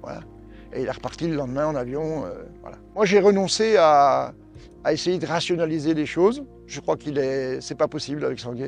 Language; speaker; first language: French; native; French